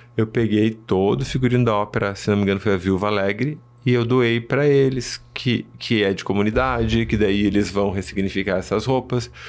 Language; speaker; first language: Portuguese; early bilingual, other home language; Spanish